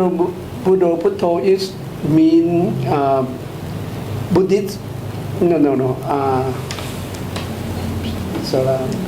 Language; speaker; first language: English; non-native, learner; Thai